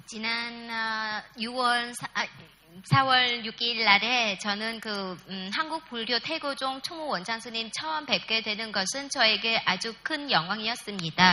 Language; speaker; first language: Korean; non-native, fluent; Vietnamese